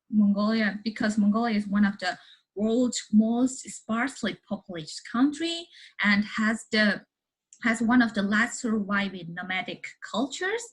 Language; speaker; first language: English; non-native, learner; Mongolian